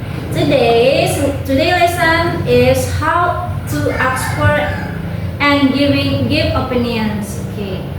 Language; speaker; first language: English; non-native, local second language; Indonesian